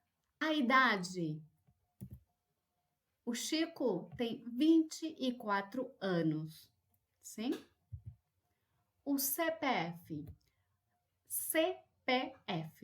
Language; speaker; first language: Portuguese; non-native, fluent; Spanish